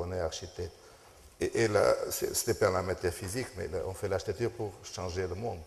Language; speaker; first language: French; non-native, fluent; Portuguese